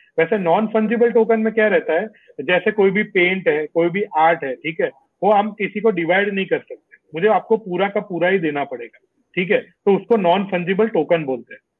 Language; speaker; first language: Hindi; non-native, local second language; Gujarati